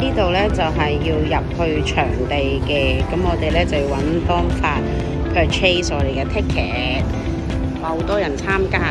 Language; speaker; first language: Cantonese; native; Cantonese